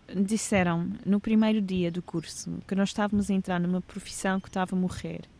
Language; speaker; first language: Portuguese; early bilingual, heritage; English